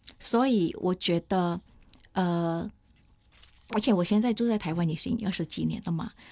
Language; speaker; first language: Chinese; early bilingual, heritage; Chinese